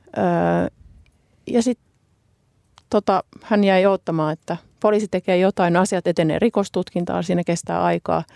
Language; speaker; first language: Finnish; native; Finnish